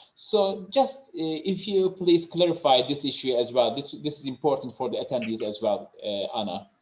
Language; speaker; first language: English; non-native, fluent; Turkish